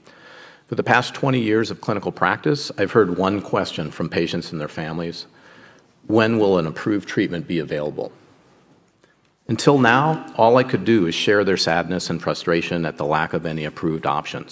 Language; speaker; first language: English; native; English